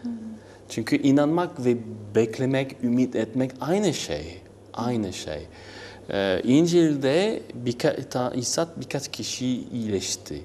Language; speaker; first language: Turkish; non-native, learner; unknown